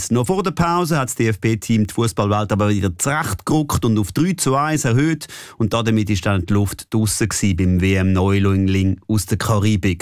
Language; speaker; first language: German; native; German